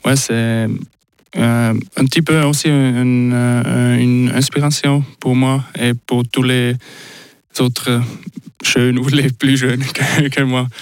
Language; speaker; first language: French; non-native, local second language; Swiss German